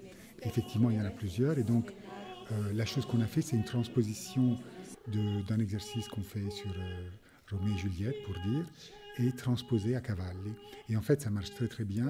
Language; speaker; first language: French; native; French